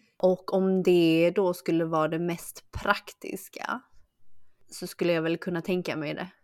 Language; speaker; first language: Swedish; early bilingual, other home language; Chinese